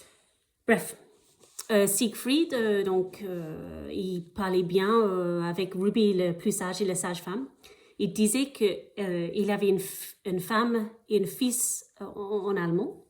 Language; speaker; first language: French; non-native, fluent; English